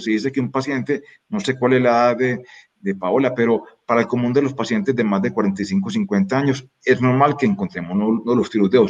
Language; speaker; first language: Spanish; native; Spanish